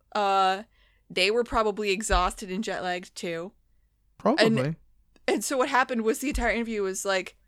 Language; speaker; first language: English; native; English